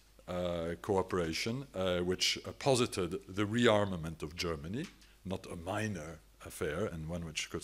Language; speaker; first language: English; non-native, fluent; French